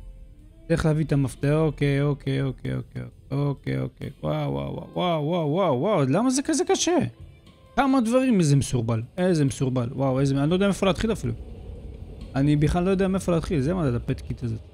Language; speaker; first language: Hebrew; native; Hebrew